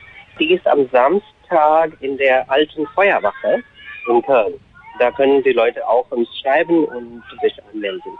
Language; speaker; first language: German; non-native, fluent; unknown